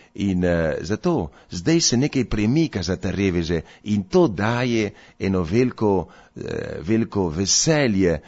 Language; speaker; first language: Slovenian; early bilingual, heritage; Slovenian